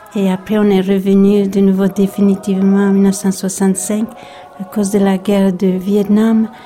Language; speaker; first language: French; early bilingual, other home language; Basque